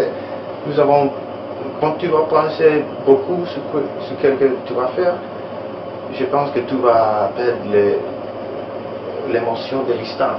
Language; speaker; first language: French; non-native, learner; Italian